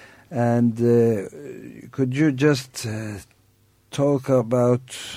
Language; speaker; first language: English; non-native, fluent; Turkish